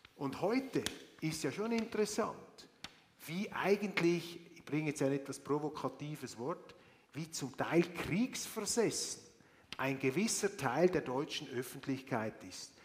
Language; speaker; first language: German; native; German